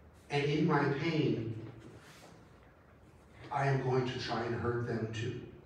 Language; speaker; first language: English; early bilingual, other home language; Spanish